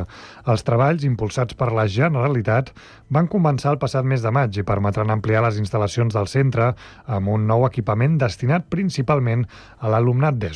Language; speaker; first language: Catalan; native; Catalan